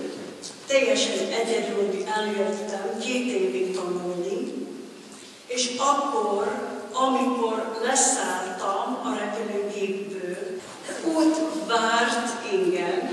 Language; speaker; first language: Hungarian; non-native, fluent; English